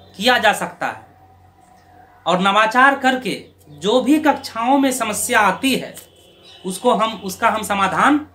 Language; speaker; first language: Hindi; native; Hindi